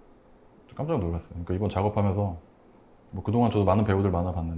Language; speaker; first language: Korean; native; Korean